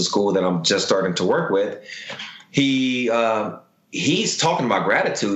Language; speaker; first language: English; native; English